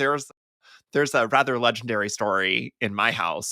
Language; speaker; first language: English; native; English